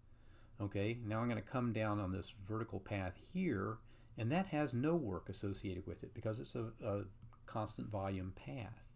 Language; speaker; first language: English; native; English